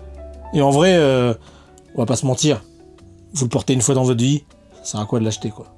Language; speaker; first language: French; native; French